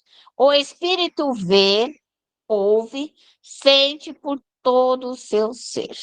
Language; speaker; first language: Portuguese; native; Portuguese